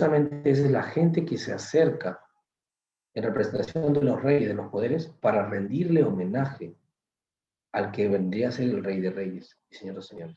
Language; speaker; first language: Spanish; native; Spanish